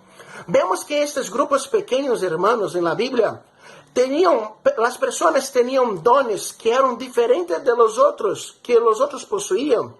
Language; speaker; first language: Spanish; non-native, fluent; Portuguese